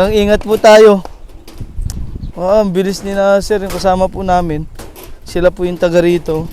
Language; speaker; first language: Filipino; native; Filipino